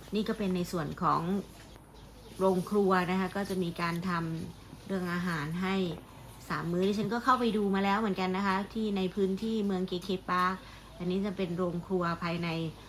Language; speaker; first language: Thai; native; Thai